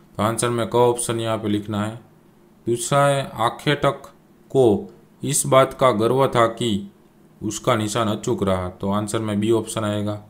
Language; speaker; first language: Hindi; non-native, local second language; Gujarati